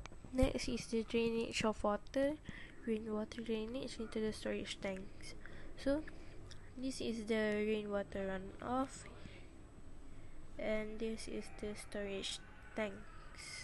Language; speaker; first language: English; non-native, local second language; Malay